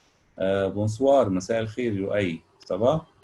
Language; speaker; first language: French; non-native, learner; Arabic